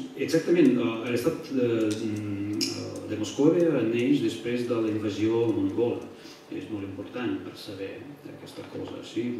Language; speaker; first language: Catalan; non-native, fluent; Russian